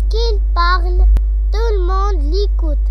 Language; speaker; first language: French; non-native, local second language; Arabic